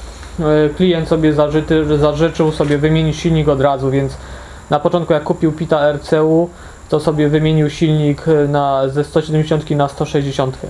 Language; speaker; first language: Polish; native; Polish